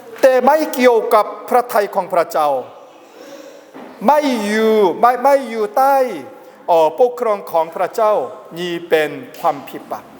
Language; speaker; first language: Thai; non-native, learner; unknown